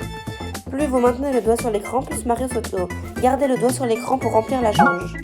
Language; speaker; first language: French; native; French